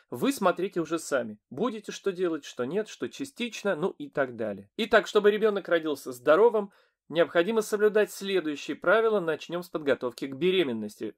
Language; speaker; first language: Russian; native; Russian